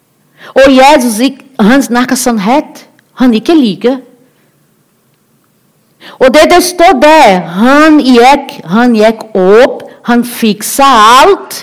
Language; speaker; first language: Norwegian; non-native, learner; Portuguese